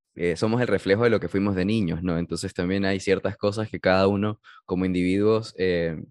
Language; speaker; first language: Spanish; early bilingual, heritage; Spanish